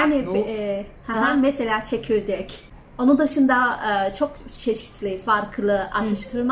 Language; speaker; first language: Turkish; non-native, fluent; Chinese